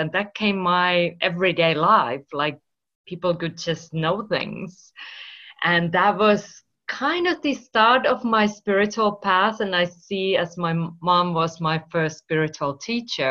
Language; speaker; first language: English; non-native, fluent; Finnish